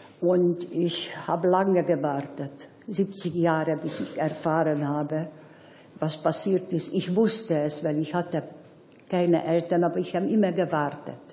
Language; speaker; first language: German; non-native, fluent; Hungarian